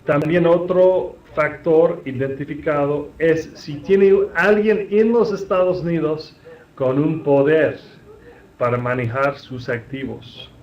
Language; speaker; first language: Spanish; non-native, fluent; English